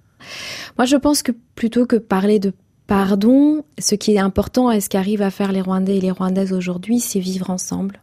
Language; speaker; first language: French; non-native, local second language; Kinyarwanda